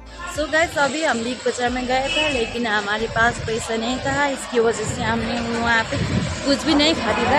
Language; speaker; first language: Hindi; non-native, local second language; Nepali